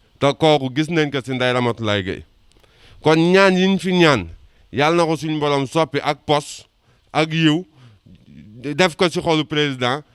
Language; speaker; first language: Wolof; native; Wolof